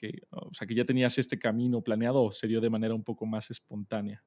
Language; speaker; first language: Spanish; native; Spanish